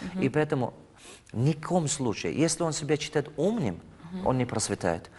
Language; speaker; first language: Russian; non-native, fluent; Tajik